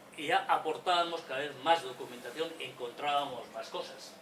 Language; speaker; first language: Spanish; non-native, local second language; Basque